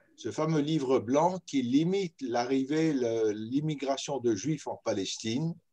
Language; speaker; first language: French; native; French